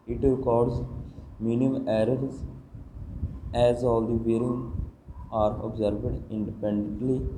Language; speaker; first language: English; non-native, local second language; Punjabi